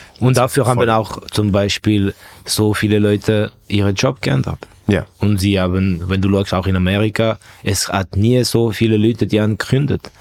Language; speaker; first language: German; non-native, fluent; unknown